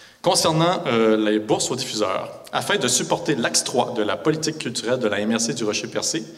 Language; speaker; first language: French; native; French